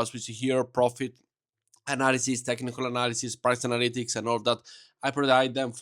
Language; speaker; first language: English; non-native, fluent; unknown